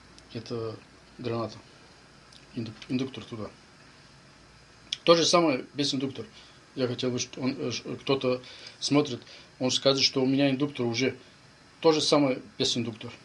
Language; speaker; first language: Russian; non-native, learner; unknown